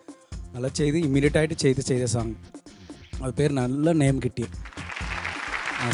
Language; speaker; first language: Malayalam; non-native, learner; Tamil